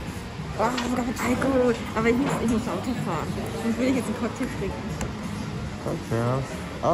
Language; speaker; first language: German; native; German